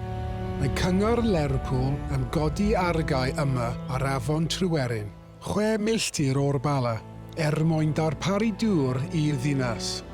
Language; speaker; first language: Welsh; non-native, local second language; English